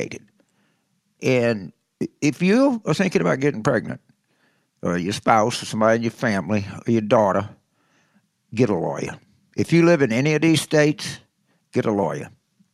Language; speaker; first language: English; native; English